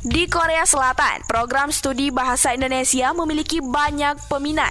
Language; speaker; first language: Indonesian; native; Indonesian